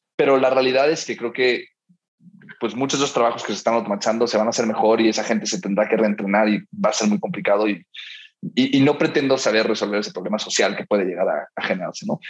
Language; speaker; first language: Spanish; early bilingual, heritage; Spanish